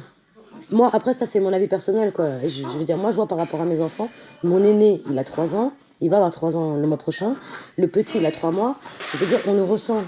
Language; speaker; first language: French; native; French